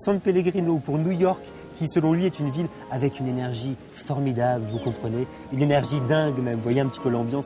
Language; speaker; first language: French; native; French